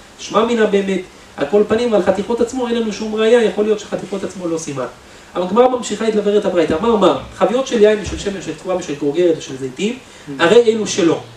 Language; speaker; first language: Hebrew; native; Hebrew